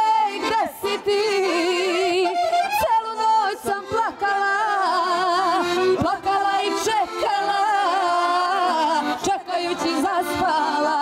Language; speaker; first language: Serbian; native; Serbian